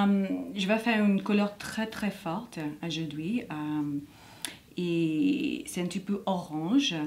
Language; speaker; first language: French; non-native, learner; English